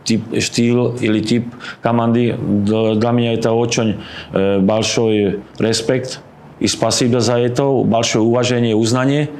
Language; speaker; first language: Russian; non-native, learner; Slovak